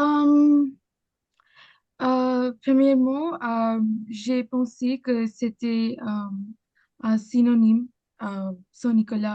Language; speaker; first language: French; non-native, learner; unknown